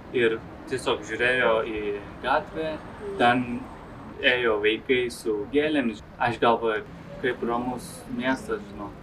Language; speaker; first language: Lithuanian; non-native, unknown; Turkish